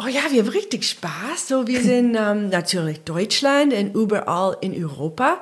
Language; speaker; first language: German; non-native, learner; English